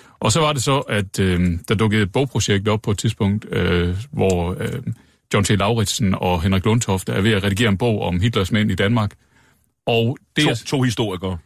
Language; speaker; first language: Danish; native; Danish